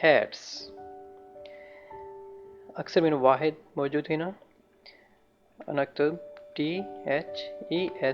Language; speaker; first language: Arabic; non-native, learner; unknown